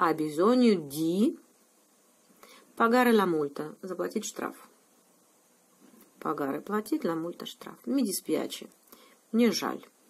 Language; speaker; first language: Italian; non-native, fluent; Russian